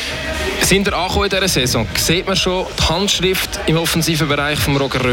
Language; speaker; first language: German; native; German